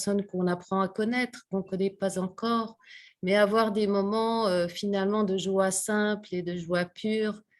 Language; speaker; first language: French; native; French